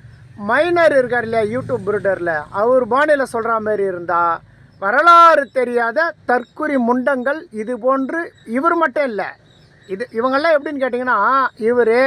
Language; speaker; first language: Tamil; native; Tamil